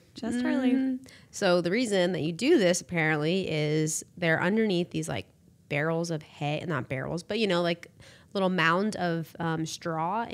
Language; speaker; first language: English; native; English